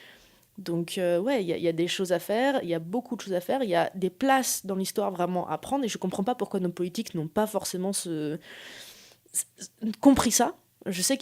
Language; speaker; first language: French; native; French